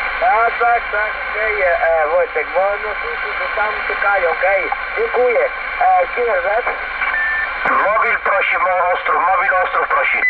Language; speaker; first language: Polish; non-native, learner; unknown